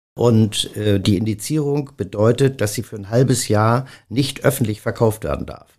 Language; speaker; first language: German; native; German